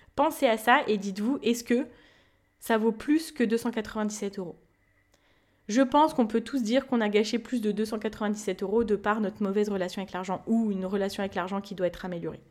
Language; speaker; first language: French; native; French